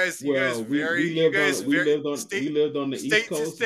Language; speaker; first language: English; native; English